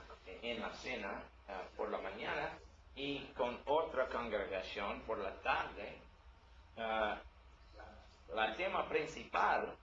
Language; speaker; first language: Spanish; non-native, learner; English